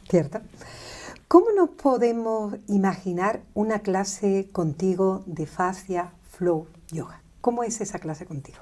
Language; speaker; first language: Spanish; native; Spanish